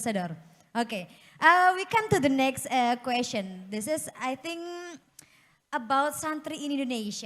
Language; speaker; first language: English; non-native, fluent; Indonesian